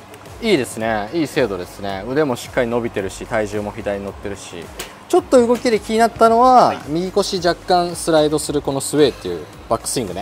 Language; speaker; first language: Japanese; native; Japanese